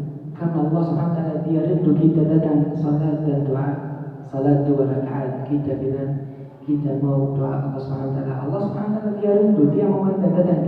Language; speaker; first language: Indonesian; non-native, fluent; Arabic